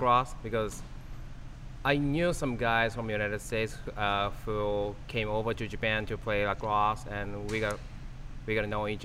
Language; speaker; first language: English; non-native, learner; Japanese